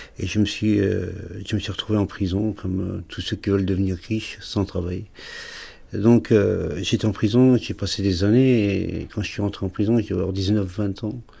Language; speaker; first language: French; early bilingual, other home language; Arabic